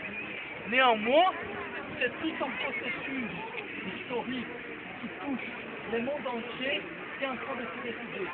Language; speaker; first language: French; non-native, fluent; Portuguese